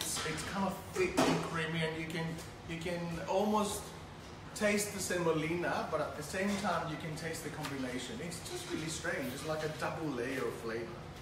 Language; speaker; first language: English; early bilingual, other home language; Greek